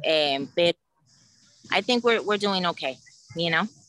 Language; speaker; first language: English; early bilingual, other home language; Spanish